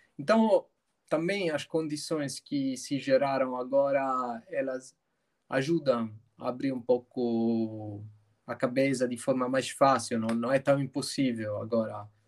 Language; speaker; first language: Portuguese; non-native, fluent; Italian